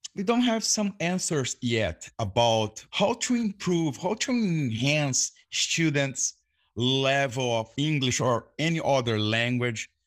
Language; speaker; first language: English; non-native, fluent; Portuguese